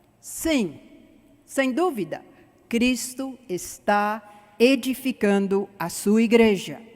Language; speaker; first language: Portuguese; non-native, fluent; English